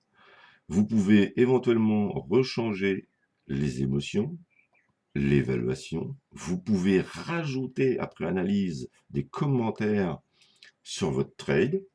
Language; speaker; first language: French; native; French